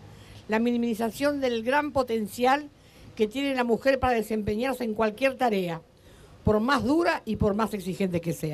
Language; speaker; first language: Spanish; native; Spanish